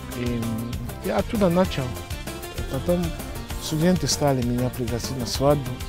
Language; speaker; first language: Russian; non-native, fluent; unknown